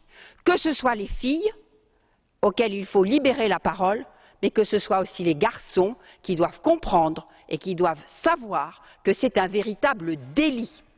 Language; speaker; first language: French; native; French